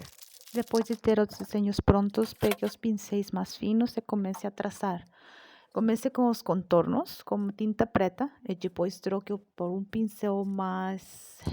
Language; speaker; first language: Portuguese; non-native, learner; Spanish